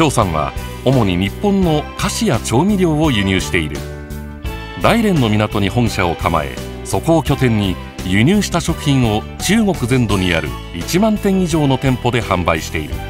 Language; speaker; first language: Japanese; native; Japanese